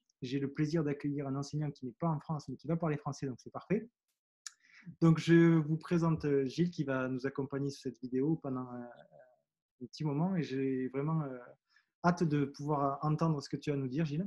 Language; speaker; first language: French; native; French